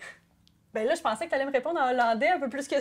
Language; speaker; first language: French; native; French